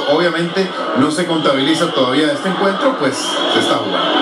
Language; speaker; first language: Spanish; native; Spanish